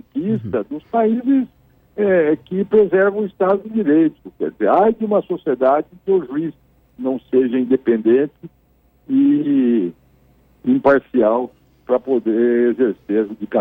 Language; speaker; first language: Portuguese; native; Portuguese